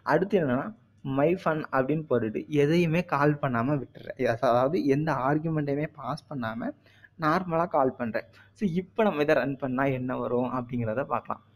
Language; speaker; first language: Tamil; native; Tamil